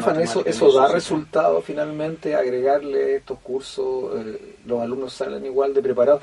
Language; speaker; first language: Spanish; native; Spanish